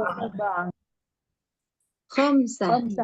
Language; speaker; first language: Arabic; non-native, learner; Indonesian